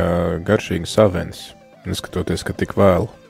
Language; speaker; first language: Latvian; native; Latvian